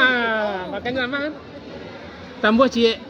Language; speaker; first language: Indonesian; native; Indonesian